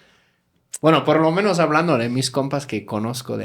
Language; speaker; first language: Spanish; non-native, fluent; German